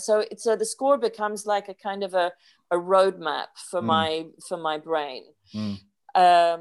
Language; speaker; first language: English; native; English